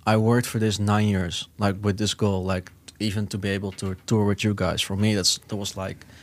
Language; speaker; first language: English; non-native, fluent; Dutch